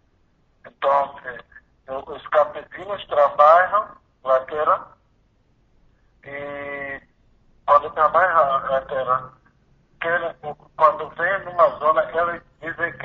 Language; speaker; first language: Spanish; non-native, learner; Portuguese